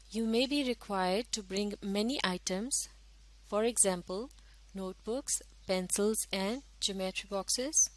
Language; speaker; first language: English; non-native, local second language; Urdu